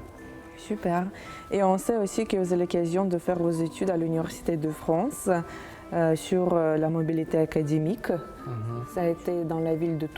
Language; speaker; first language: French; non-native, fluent; Uzbek